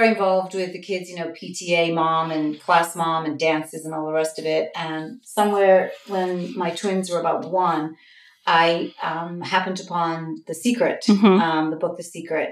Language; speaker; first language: English; native; English